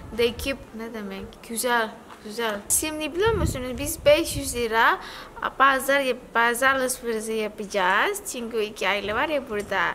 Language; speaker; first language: Turkish; non-native, learner; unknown